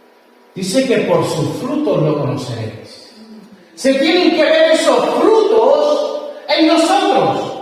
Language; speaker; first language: Spanish; native; Spanish